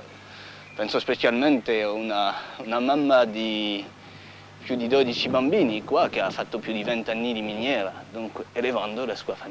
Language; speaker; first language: Italian; non-native, fluent; French